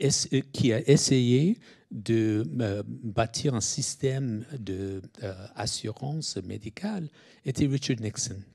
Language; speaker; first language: French; non-native, fluent; English